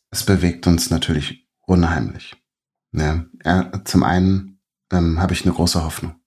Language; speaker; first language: German; native; German